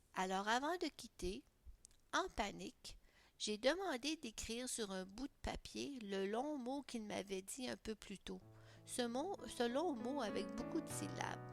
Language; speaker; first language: French; native; French